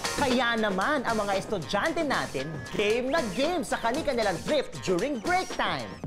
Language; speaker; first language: Filipino; native; Filipino